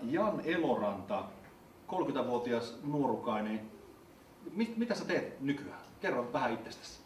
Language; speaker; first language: Finnish; native; Finnish